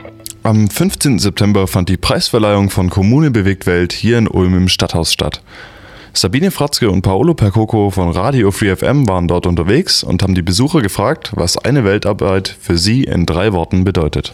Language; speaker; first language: German; native; German